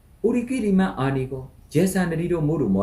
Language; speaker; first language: Korean; non-native, learner; Burmese